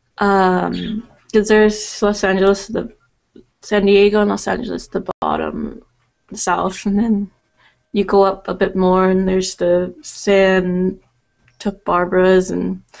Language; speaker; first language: English; native; English